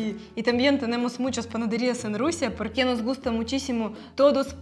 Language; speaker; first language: Spanish; non-native, fluent; Russian